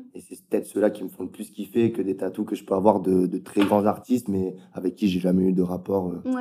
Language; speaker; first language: French; native; French